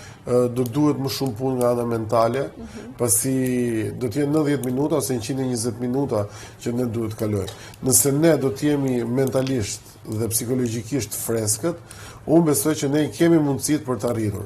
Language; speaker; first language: Albanian; native; Albanian